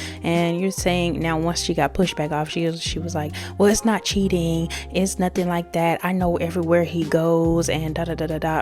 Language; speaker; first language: English; native; English